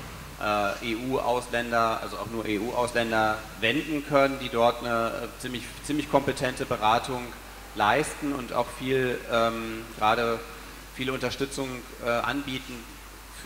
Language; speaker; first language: German; native; German